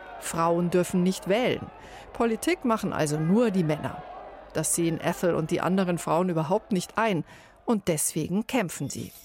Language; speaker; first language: German; native; German